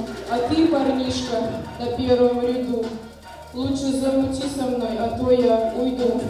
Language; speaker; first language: Russian; native; Russian